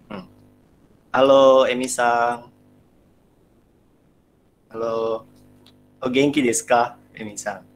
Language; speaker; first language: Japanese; non-native, learner; Indonesian